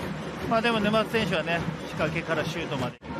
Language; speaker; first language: Japanese; native; Japanese